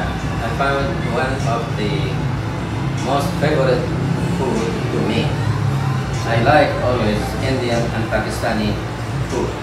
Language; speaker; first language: English; non-native, fluent; Arabic